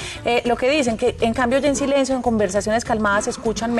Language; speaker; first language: Spanish; native; Spanish